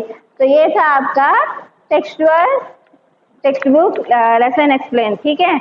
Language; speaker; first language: Hindi; non-native, local second language; Telugu